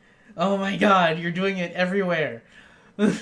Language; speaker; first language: English; native; English